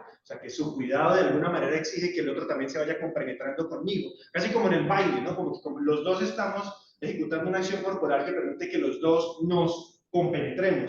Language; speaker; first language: Spanish; native; Spanish